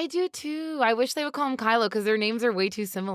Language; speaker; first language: English; native; English